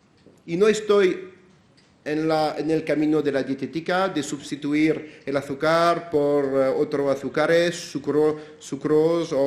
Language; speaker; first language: Spanish; non-native, fluent; French